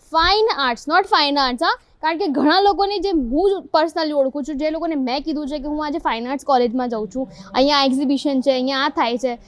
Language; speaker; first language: Gujarati; native; Gujarati